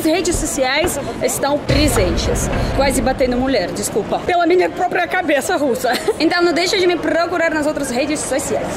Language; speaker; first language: Portuguese; non-native, fluent; Russian